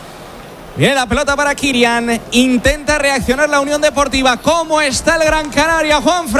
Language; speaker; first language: Spanish; native; Spanish